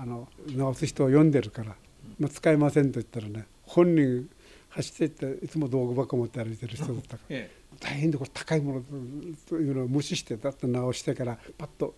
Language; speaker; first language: Japanese; native; Japanese